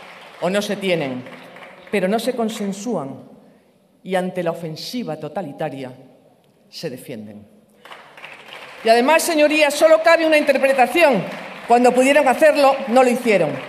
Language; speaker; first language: Spanish; native; Spanish